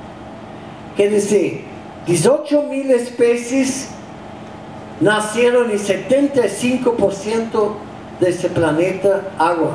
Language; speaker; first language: Spanish; non-native, fluent; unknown